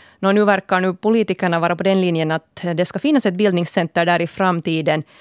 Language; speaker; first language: Swedish; native; Swedish